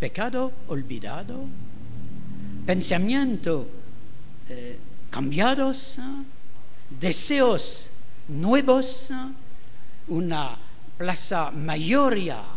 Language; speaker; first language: Spanish; non-native, fluent; French